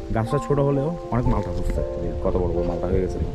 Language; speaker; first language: Bangla; native; Bangla